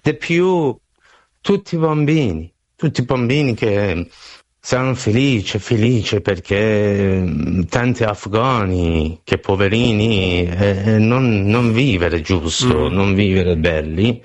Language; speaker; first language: Italian; non-native, learner; Persian